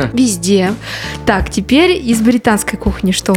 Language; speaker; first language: Russian; native; Russian